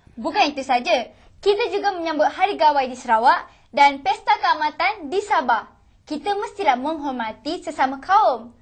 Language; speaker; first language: Malay; native; Malay